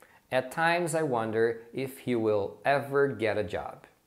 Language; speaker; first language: English; non-native, fluent; Portuguese